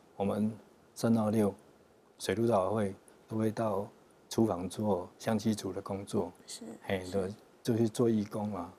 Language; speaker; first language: Chinese; native; Chinese